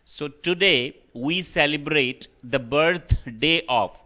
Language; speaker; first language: English; non-native, local second language; Hindi